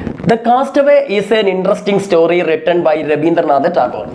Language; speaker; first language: English; non-native, local second language; Malayalam